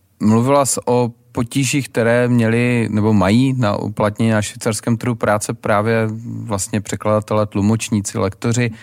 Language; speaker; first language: Czech; native; Czech